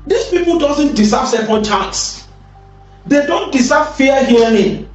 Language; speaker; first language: English; non-native, local second language; Yoruba